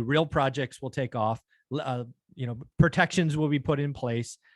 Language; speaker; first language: English; native; English